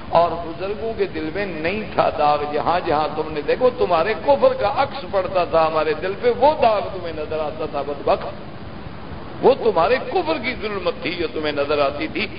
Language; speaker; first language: Urdu; native; Urdu